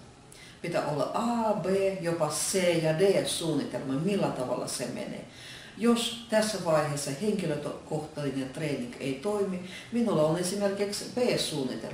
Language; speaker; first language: Finnish; non-native, fluent; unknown